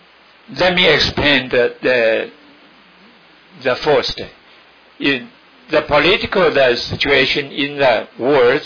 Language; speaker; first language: English; non-native, learner; Min Nan Chinese